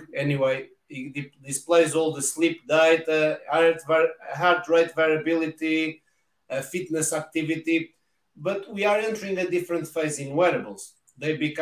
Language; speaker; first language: English; non-native, fluent; Portuguese